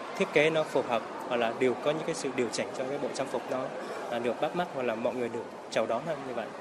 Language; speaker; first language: Vietnamese; non-native, local second language; Hmong